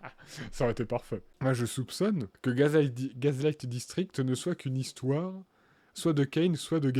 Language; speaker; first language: French; native; French